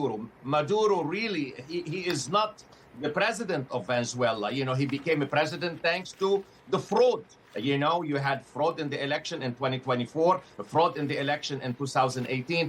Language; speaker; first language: English; non-native, fluent; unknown